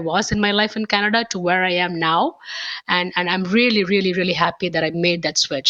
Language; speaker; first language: English; non-native, local second language; Tamil